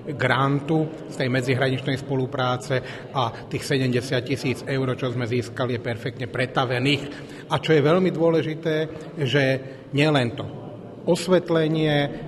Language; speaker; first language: Slovak; native; Slovak